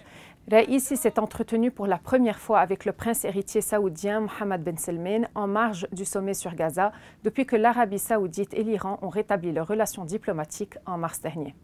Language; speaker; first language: French; non-native, local second language; Arabic